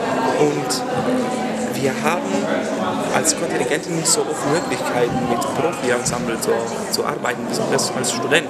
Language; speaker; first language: German; non-native, fluent; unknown